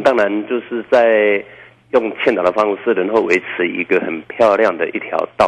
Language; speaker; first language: Chinese; native; Chinese